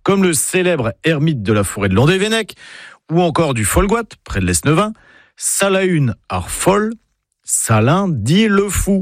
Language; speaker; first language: French; native; French